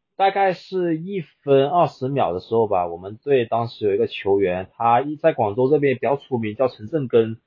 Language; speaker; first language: Chinese; native; Chinese